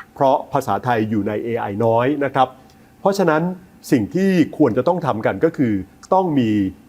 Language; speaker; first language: Thai; native; Thai